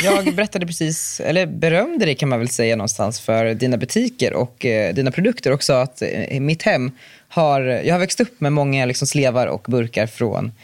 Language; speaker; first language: Swedish; native; Swedish